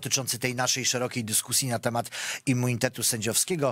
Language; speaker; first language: Polish; native; Polish